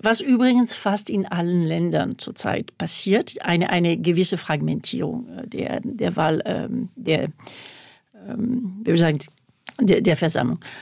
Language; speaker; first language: German; non-native, fluent; French